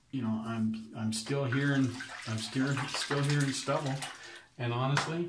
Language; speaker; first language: English; native; English